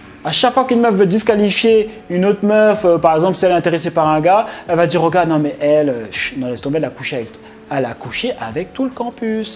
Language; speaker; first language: French; native; French